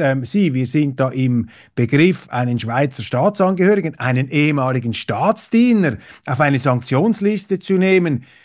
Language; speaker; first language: German; native; German